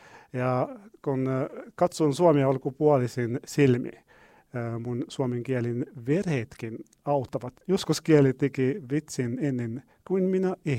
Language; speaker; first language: Finnish; non-native, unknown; Arabic